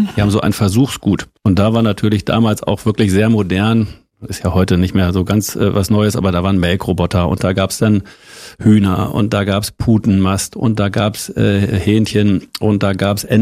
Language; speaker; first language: German; native; German